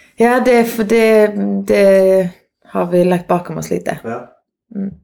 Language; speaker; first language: Swedish; native; Swedish